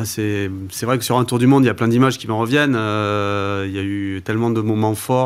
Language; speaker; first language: French; native; French